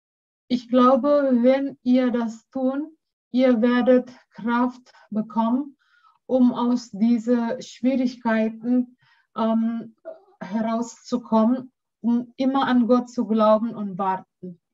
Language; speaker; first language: German; non-native, learner; Indonesian